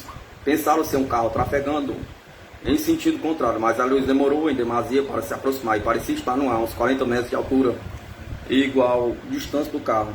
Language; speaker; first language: Portuguese; native; Portuguese